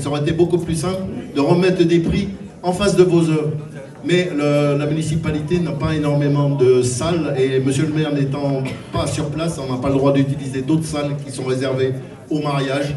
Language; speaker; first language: French; native; French